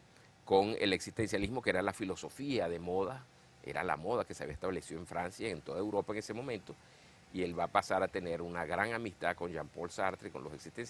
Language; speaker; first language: Spanish; native; Spanish